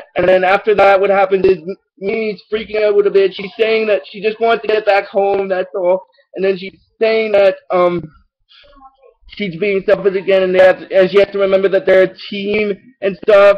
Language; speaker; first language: English; native; English